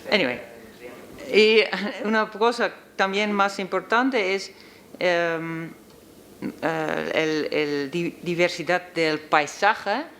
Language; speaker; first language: Spanish; non-native, learner; Dutch